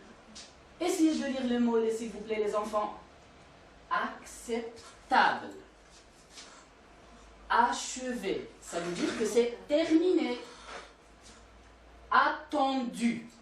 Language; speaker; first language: French; non-native, local second language; Arabic